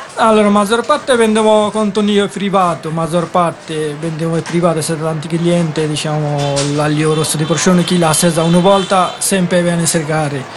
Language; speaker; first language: Italian; non-native, learner; Bangla